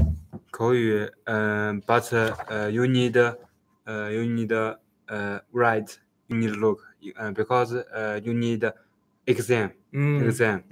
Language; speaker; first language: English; non-native, learner; Chinese